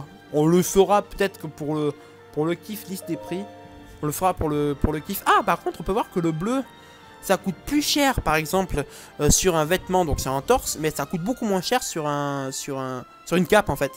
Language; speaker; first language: French; native; French